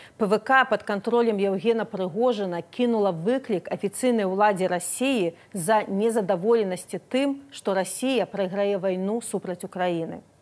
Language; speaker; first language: Belarusian; non-native, local second language; Russian